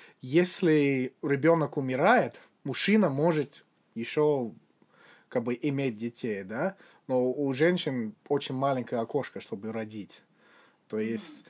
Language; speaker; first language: Russian; non-native, fluent; English